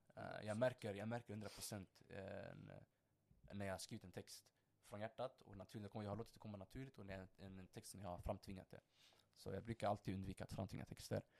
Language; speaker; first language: Swedish; early bilingual, other home language; Somali